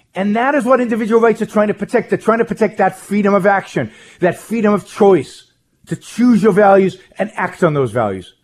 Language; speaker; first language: English; non-native, fluent; Hebrew